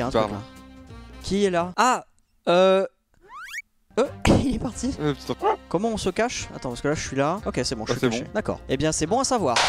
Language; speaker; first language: French; native; French